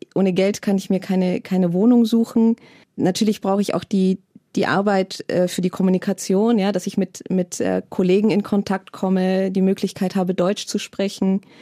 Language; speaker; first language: German; native; German